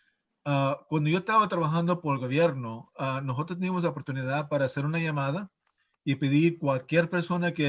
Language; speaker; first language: Spanish; early bilingual, heritage; English